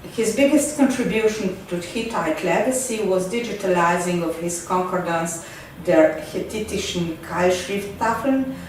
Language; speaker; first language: English; non-native, fluent; Slovenian